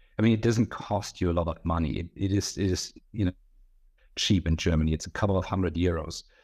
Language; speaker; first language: English; non-native, fluent; German